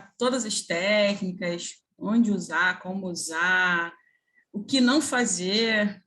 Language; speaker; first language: Portuguese; native; Portuguese